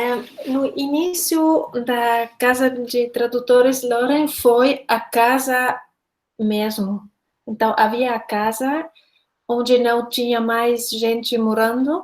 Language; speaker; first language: Portuguese; non-native, fluent; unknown